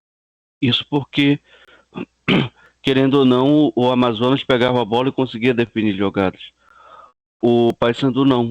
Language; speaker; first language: Portuguese; native; Portuguese